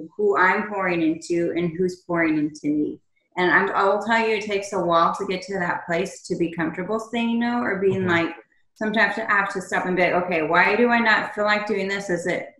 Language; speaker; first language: English; native; English